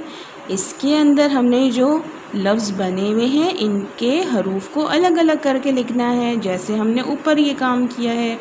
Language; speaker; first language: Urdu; non-native, local second language; Pashto